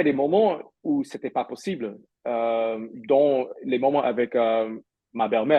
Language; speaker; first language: French; non-native, fluent; English